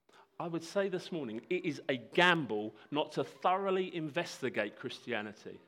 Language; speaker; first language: English; native; English